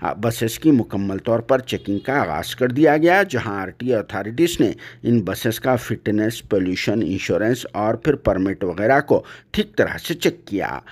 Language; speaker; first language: Hindi; native; Hindi